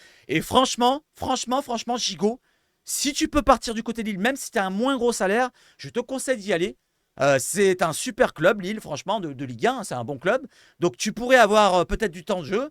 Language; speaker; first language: French; native; French